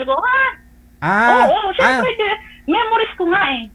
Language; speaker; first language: Filipino; native; Filipino